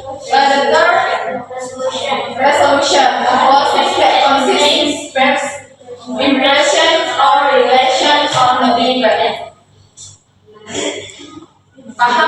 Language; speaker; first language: English; non-native, learner; Indonesian